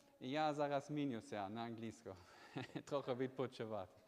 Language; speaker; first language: Ukrainian; non-native, learner; German